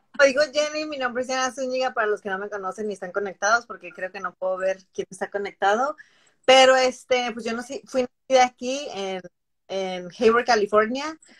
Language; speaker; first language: Spanish; native; Spanish